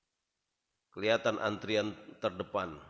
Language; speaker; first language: Indonesian; native; Indonesian